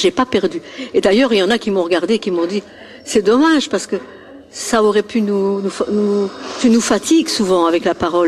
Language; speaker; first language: French; native; French